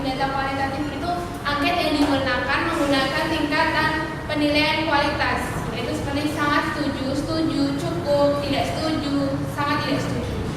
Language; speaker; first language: Indonesian; native; Indonesian